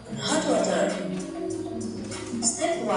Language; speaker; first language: English; non-native, learner; Indonesian